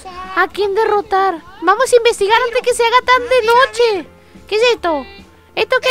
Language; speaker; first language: Spanish; native; Spanish